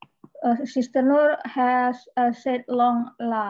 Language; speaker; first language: English; non-native, learner; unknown